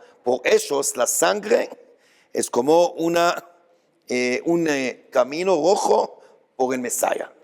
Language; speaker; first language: Spanish; non-native, fluent; Hebrew